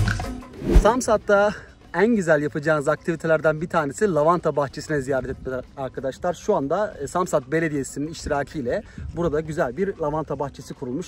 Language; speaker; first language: Turkish; native; Turkish